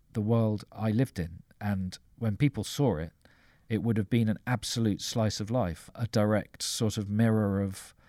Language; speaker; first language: English; native; English